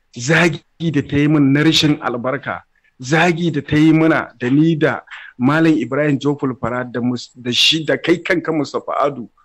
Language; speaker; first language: Hausa; native; Hausa